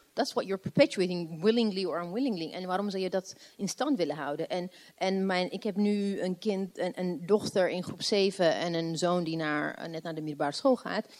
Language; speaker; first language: Dutch; non-native, fluent; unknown